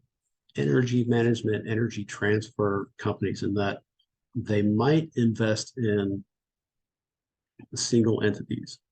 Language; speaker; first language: English; native; English